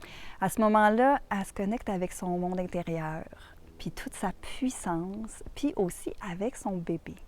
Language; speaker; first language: French; native; French